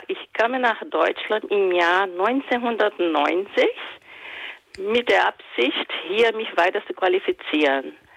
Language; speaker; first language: German; non-native, fluent; Portuguese